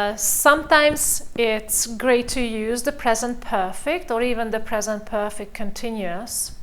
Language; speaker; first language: English; non-native, fluent; Hungarian